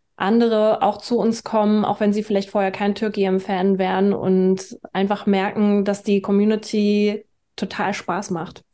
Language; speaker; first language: German; native; German